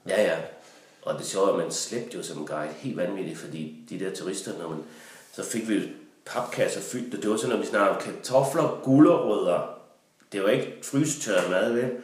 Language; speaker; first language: Danish; native; Danish